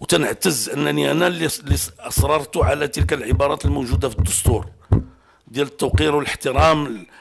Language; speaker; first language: Arabic; native; Arabic